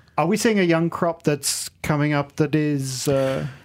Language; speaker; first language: English; native; English